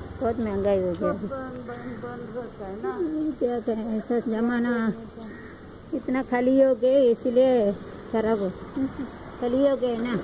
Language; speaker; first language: Hindi; non-native, local second language; Tamil